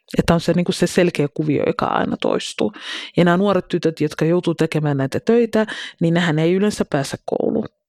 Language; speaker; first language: Finnish; early bilingual, other home language; Somali